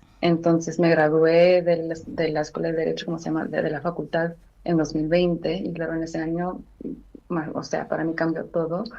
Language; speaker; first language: Spanish; non-native, fluent; Armenian